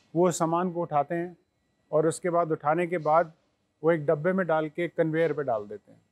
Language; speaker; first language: Hindi; native; Hindi